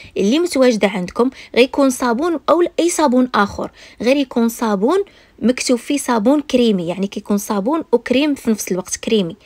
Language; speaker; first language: Arabic; native; Arabic